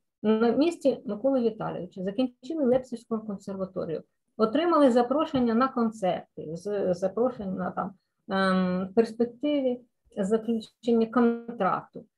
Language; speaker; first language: Ukrainian; native; Ukrainian